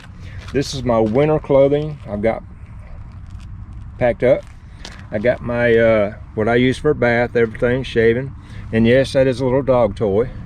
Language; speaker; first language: English; native; English